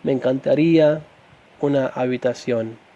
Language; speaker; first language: Spanish; non-native, fluent; English